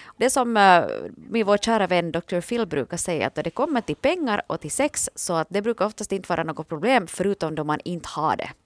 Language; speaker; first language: Swedish; native; Swedish